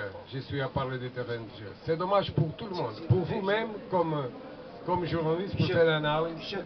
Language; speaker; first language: French; non-native, fluent; Portuguese